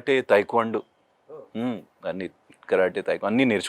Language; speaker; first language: Telugu; non-native, local second language; Hindi